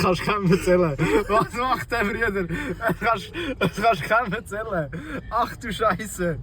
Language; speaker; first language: German; native; German